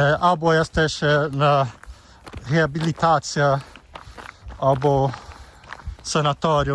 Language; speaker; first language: Polish; non-native, learner; Portuguese